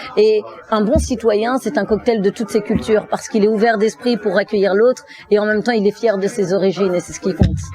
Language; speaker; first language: French; early bilingual, other home language; Fula